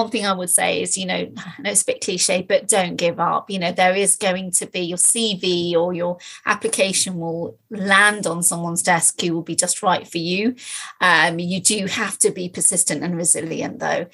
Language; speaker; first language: English; native; English